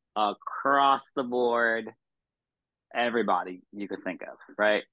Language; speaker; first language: English; native; English